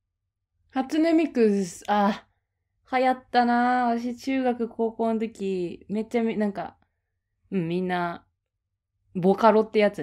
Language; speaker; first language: Japanese; native; Japanese